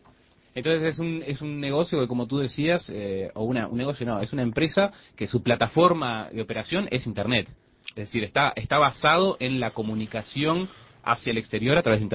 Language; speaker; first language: Spanish; native; Spanish